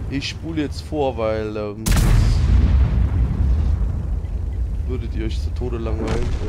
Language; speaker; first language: German; native; German